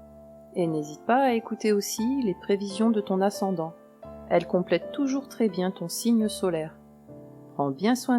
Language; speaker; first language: French; native; French